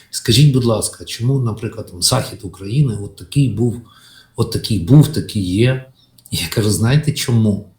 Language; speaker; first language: Ukrainian; native; Ukrainian